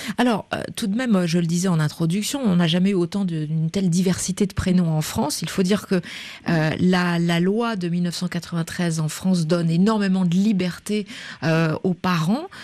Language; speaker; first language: French; native; French